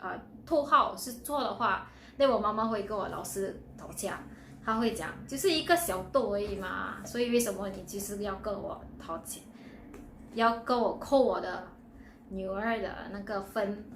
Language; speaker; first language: Chinese; non-native, local second language; Filipino